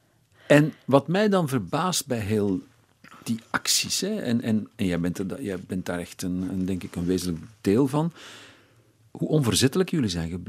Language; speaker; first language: Dutch; native; Dutch